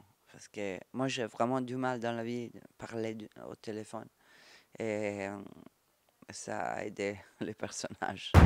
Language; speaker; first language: French; non-native, fluent; Italian